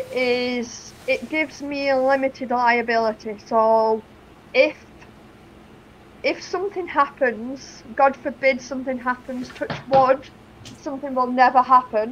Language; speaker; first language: English; native; English